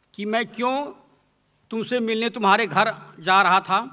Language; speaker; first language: Hindi; native; Hindi